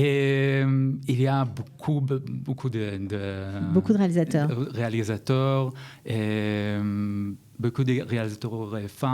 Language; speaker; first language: French; non-native, learner; Hebrew